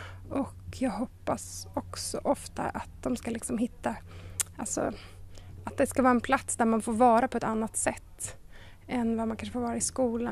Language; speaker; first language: Swedish; native; Swedish